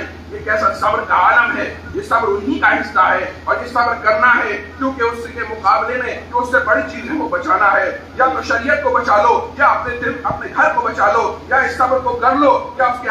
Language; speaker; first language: Urdu; native; Urdu